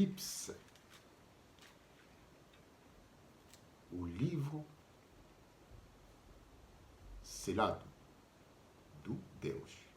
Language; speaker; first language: Portuguese; non-native, learner; Lingala